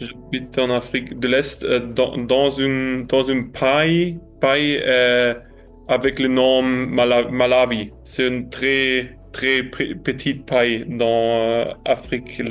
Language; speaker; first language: French; non-native, learner; German